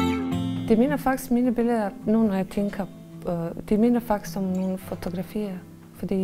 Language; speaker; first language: Danish; non-native, fluent; Bosnian